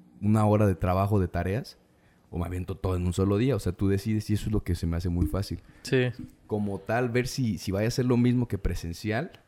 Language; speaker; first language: Spanish; native; Spanish